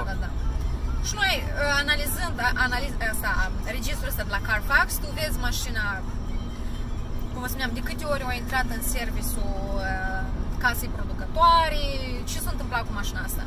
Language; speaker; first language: Romanian; native; Romanian